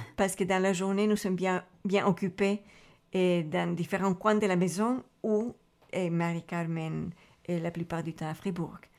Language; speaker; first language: French; non-native, fluent; Spanish